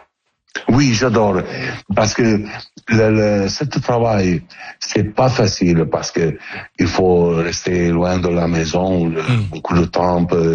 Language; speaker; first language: French; non-native, learner; Italian